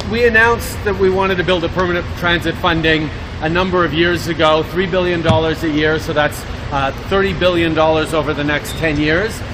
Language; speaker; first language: English; early bilingual, other home language; French